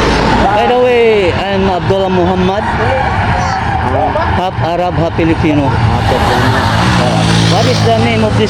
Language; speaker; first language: English; early bilingual, heritage; English